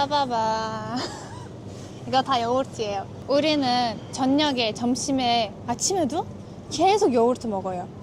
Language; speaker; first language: Korean; non-native, fluent; Turkish